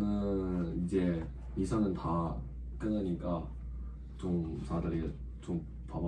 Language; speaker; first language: Korean; non-native, learner; Chinese